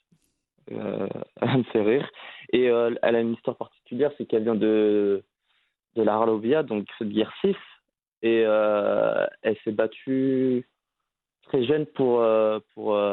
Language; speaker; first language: French; early bilingual, other home language; Arabic